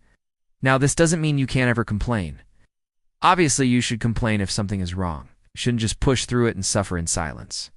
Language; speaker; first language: English; native; English